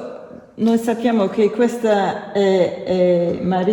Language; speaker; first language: Italian; non-native, learner; English